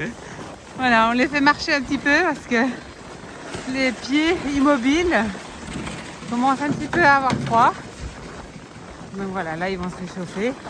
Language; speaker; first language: French; native; French